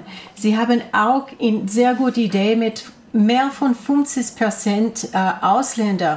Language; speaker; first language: German; non-native, learner; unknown